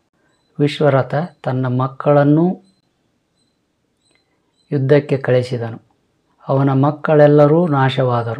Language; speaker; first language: Kannada; native; Kannada